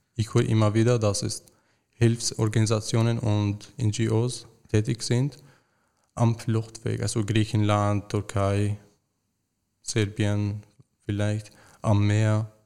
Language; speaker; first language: German; non-native, fluent; Arabic